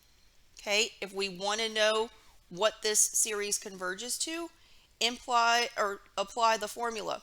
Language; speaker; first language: English; native; English